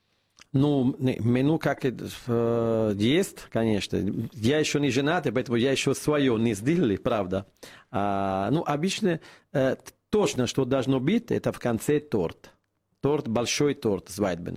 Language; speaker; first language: Russian; non-native, fluent; Italian